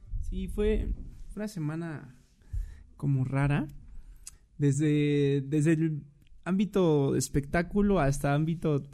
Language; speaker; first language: Spanish; native; Spanish